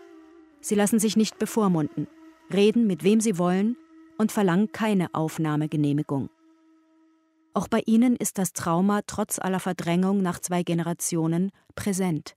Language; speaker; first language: German; native; German